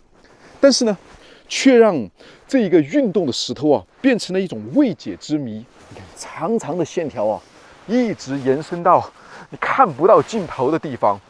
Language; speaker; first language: Chinese; native; Chinese